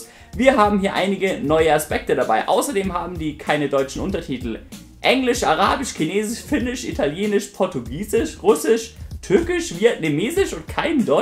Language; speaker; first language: German; native; German